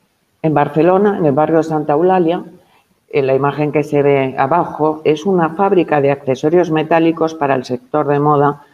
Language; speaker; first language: Spanish; native; Spanish